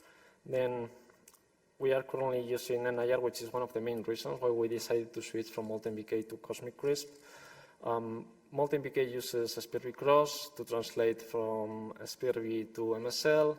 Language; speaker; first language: English; non-native, fluent; Spanish